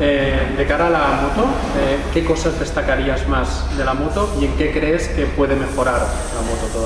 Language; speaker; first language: Spanish; native; Spanish